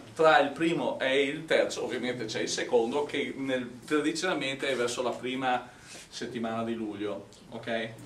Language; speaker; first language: Italian; non-native, fluent; English